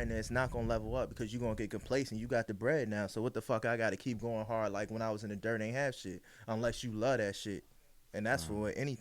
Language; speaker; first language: English; native; English